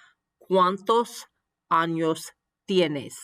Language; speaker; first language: Spanish; non-native, fluent; English